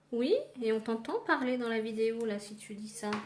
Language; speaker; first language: French; native; French